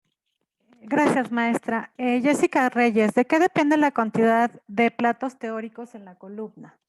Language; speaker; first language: Spanish; native; Spanish